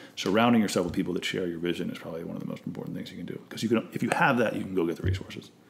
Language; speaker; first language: English; native; English